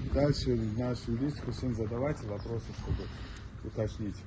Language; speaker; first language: Russian; non-native, fluent; Uzbek